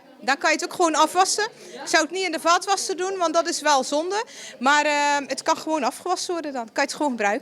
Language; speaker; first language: Dutch; native; Dutch